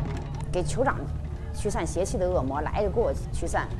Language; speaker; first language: Chinese; native; Chinese